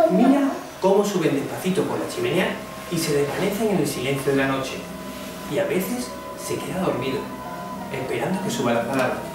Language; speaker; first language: Spanish; native; Spanish